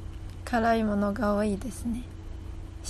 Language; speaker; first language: Japanese; non-native, learner; Chinese